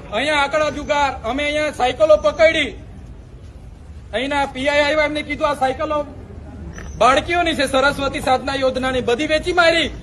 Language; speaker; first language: Gujarati; non-native, local second language; Vasavi